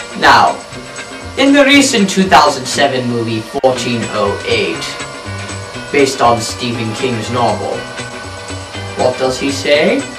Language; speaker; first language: English; native; English